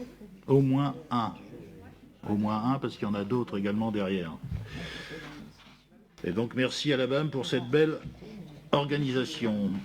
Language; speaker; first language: French; native; French